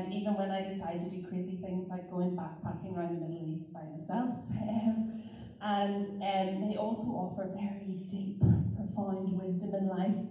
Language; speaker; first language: English; native; English